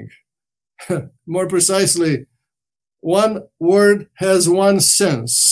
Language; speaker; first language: English; non-native, fluent; Romanian